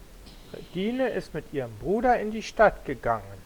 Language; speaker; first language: German; non-native, learner; Spanish